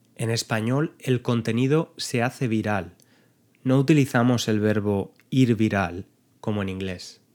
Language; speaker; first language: Spanish; native; Spanish